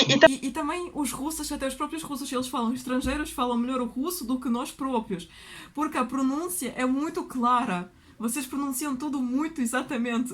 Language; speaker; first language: Portuguese; non-native, fluent; Russian